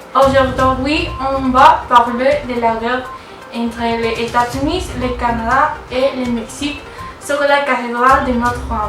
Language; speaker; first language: French; non-native, learner; Spanish